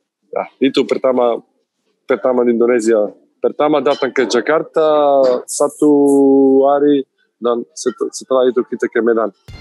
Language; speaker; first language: Indonesian; non-native, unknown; Macedonian